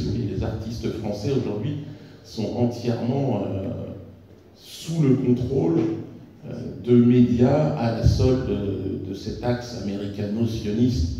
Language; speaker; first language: French; native; French